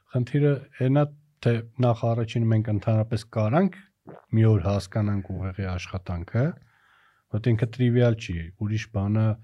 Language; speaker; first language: Armenian; native; Armenian